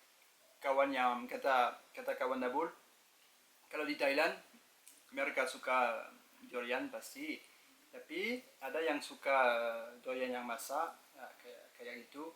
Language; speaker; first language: Indonesian; non-native, learner; French